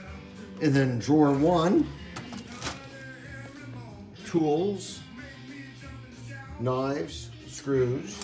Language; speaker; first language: English; native; English